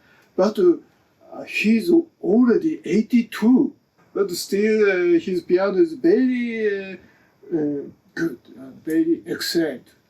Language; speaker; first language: English; non-native, learner; Japanese